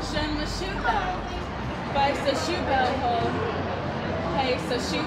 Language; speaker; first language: Chinese; non-native, learner; English